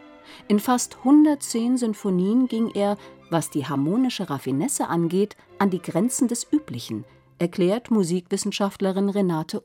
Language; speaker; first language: German; native; German